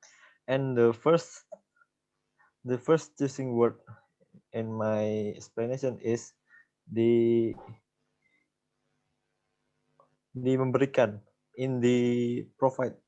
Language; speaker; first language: English; non-native, learner; Indonesian